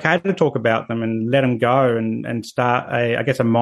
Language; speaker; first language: English; native; English